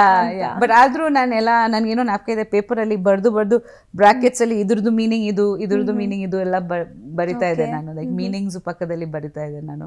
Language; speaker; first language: Kannada; non-native, fluent; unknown